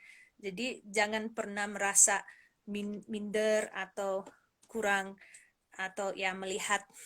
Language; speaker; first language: Indonesian; non-native, fluent; English